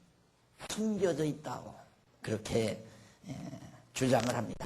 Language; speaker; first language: Korean; native; Korean